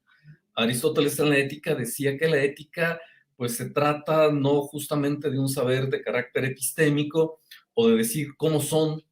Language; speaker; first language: Spanish; native; Spanish